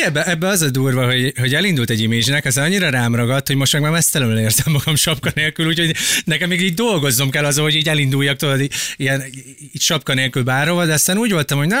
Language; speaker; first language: Hungarian; native; Hungarian